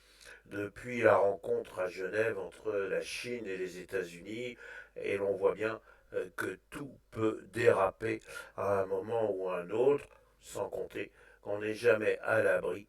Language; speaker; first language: French; native; French